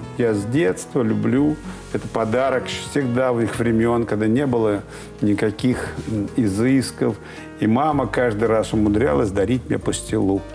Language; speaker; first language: Russian; native; Russian